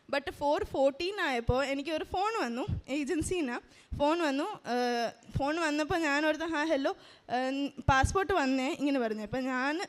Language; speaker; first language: Malayalam; early bilingual, heritage; Malayalam